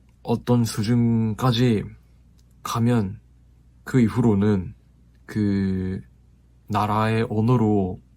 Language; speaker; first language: Korean; non-native, fluent; Japanese